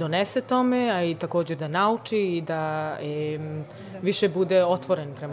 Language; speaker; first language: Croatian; early bilingual, other home language; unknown